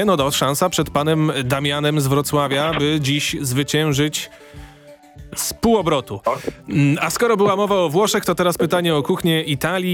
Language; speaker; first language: Polish; native; Polish